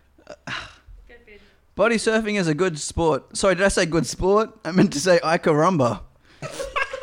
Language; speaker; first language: English; native; English